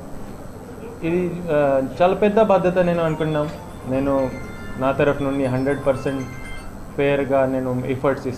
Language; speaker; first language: Telugu; non-native, learner; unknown